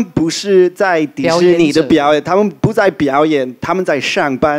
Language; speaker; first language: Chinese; non-native, fluent; English